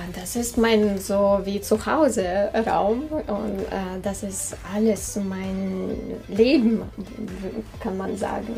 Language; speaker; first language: German; non-native, learner; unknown